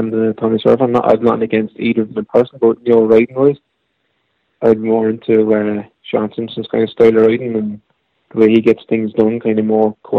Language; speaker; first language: English; native; English